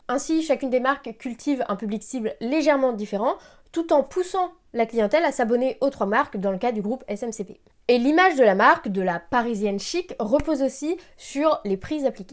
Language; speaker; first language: French; native; French